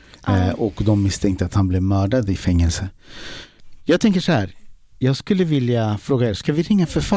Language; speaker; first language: Swedish; native; Swedish